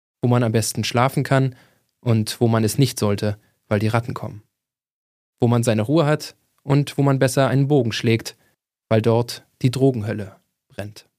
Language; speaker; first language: German; native; German